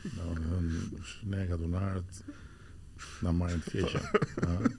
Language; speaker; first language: Albanian; native; Albanian